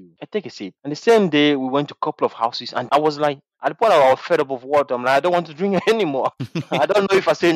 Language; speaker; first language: English; non-native, local second language; French